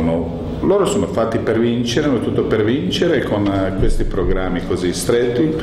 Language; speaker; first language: Italian; non-native, fluent; Croatian